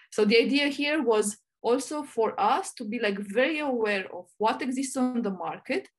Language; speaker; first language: English; non-native, fluent; Romanian